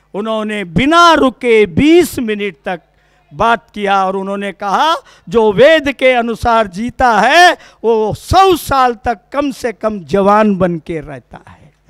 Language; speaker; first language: Hindi; non-native, local second language; Kannada